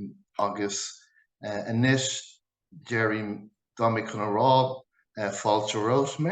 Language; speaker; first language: Irish; non-native, local second language; English